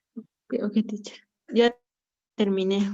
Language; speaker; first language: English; non-native, learner; Spanish